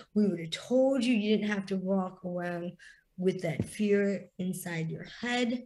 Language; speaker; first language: English; native; English